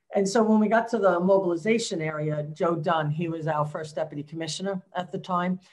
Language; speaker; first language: English; native; English